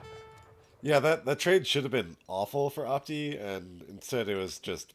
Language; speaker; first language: English; native; English